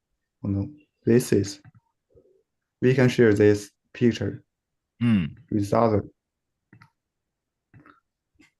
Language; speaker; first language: English; non-native, learner; Chinese